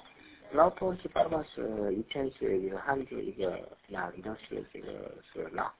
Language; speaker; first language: Chinese; non-native, learner; Korean